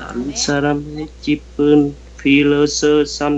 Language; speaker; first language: Korean; non-native, learner; Vietnamese